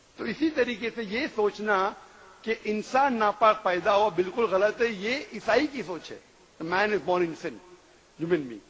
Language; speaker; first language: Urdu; non-native, local second language; Konkani